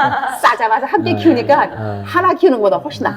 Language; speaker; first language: Korean; native; Korean